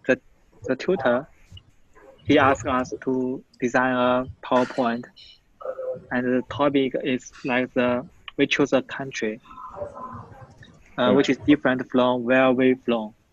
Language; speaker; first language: English; non-native, fluent; Chinese